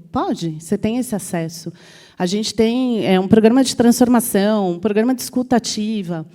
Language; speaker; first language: Portuguese; native; Portuguese